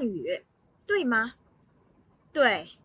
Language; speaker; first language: Chinese; non-native, fluent; Vietnamese